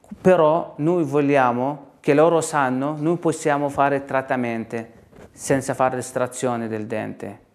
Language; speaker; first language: Italian; non-native, learner; Arabic